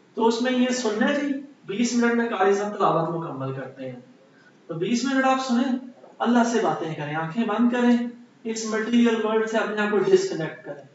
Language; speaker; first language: Urdu; non-native, local second language; Punjabi